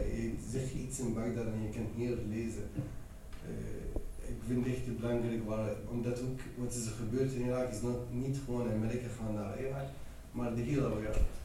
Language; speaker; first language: Dutch; non-native, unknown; Arabic